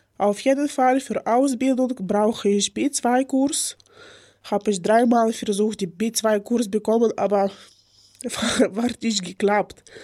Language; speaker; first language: German; non-native, learner; Ukrainian